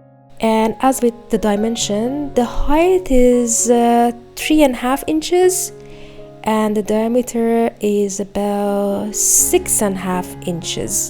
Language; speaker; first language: English; non-native, fluent; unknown